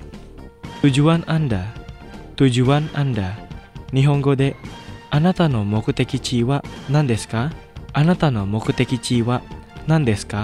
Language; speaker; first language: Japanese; non-native, fluent; Indonesian